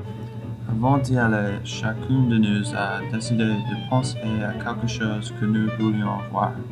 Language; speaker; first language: French; non-native, learner; English